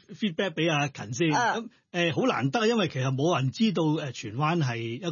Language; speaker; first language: Cantonese; non-native, local second language; Hakka Chinese